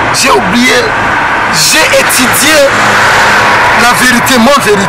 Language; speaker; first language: French; non-native, learner; Rundi